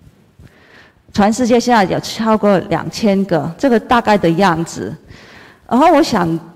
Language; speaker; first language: Chinese; non-native, fluent; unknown